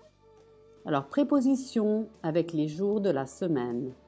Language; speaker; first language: French; non-native, fluent; Italian